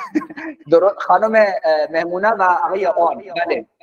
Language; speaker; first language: Persian; non-native, fluent; Urdu